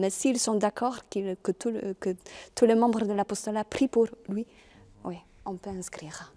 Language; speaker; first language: French; non-native, fluent; Polish